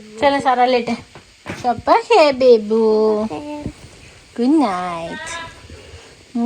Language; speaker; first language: Urdu; native; Urdu